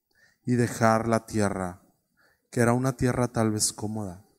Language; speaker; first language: Spanish; native; Spanish